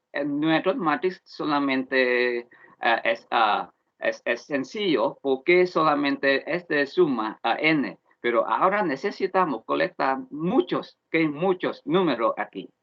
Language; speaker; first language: Spanish; non-native, learner; Vietnamese